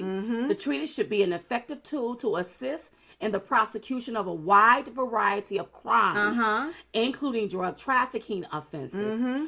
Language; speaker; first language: English; native; English